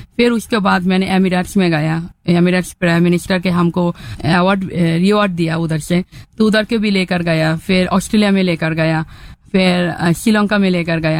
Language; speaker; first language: Hindi; non-native, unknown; Bangla